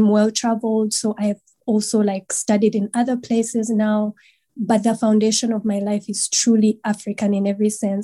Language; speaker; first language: English; non-native, local second language; Nyankole